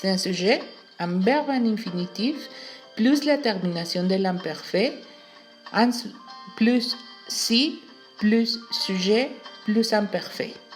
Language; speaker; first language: French; non-native, learner; Spanish